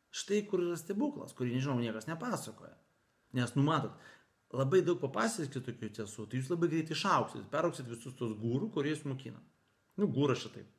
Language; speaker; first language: Lithuanian; native; Lithuanian